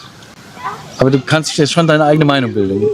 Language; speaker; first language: German; native; German